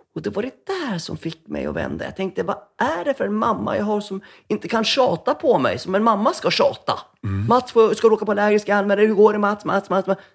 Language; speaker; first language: Swedish; native; Swedish